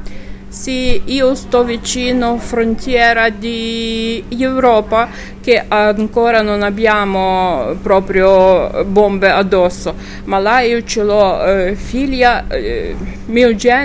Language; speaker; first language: Italian; non-native, learner; Ukrainian